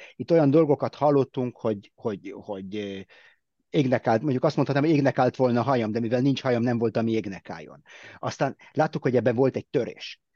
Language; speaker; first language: Hungarian; early bilingual, heritage; Hungarian